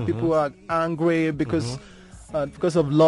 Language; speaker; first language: English; non-native, local second language; Yoruba